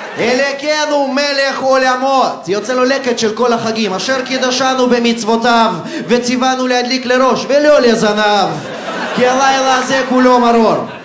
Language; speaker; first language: Hebrew; early bilingual, other home language; Russian